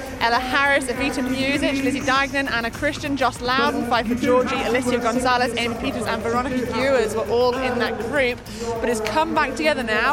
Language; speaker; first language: English; native; English